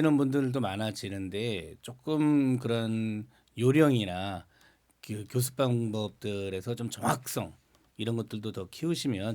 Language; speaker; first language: Korean; native; Korean